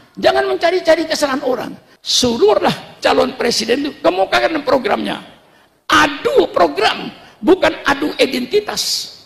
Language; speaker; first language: Indonesian; non-native, local second language; Madurese